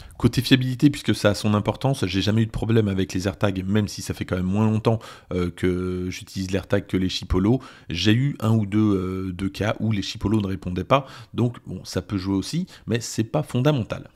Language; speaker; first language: French; native; French